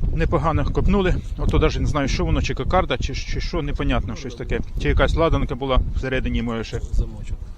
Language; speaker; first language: Ukrainian; native; Ukrainian